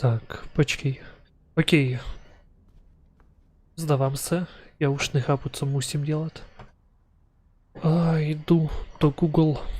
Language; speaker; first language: Czech; non-native, learner; Ukrainian